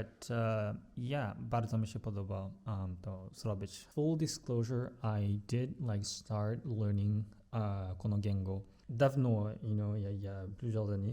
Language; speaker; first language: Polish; non-native, learner; Japanese